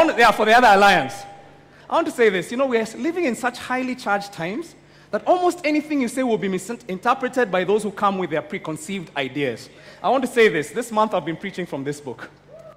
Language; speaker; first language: English; non-native, local second language; Kikuyu